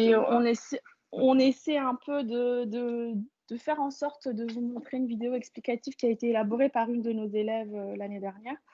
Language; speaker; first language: French; native; French